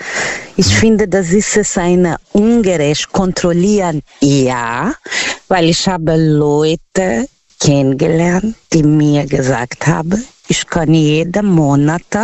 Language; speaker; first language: German; non-native, learner; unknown